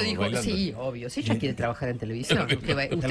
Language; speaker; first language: Spanish; native; Spanish